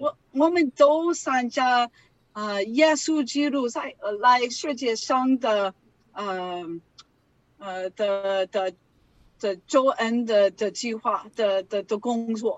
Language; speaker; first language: Chinese; non-native, learner; English